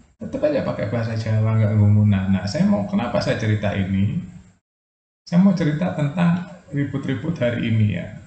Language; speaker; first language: Indonesian; non-native, local second language; Javanese